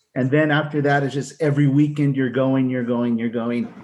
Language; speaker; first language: English; native; English